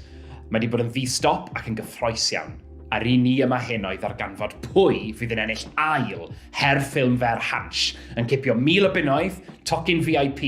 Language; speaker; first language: Welsh; native; Welsh